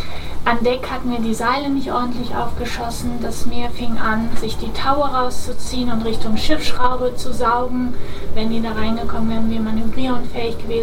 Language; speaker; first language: German; native; German